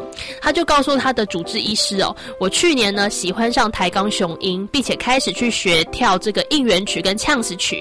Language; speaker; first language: Chinese; native; Chinese